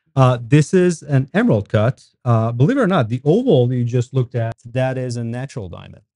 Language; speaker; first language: English; non-native, fluent; Hebrew